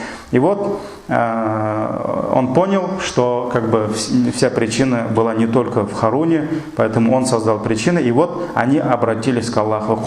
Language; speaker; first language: Russian; non-native, local second language; Tatar